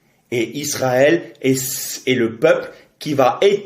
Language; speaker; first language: French; native; French